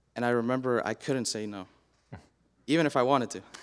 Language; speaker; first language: English; native; English